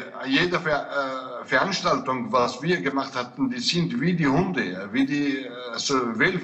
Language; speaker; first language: German; non-native, fluent; Kurdish